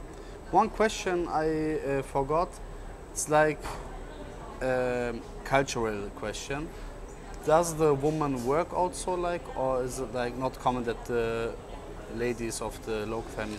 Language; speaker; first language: English; non-native, learner; German